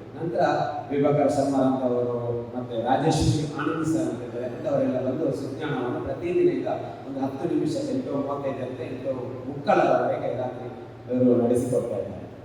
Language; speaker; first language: Kannada; non-native, local second language; Tulu